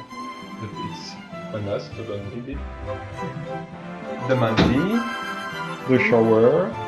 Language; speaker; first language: English; non-native, learner; French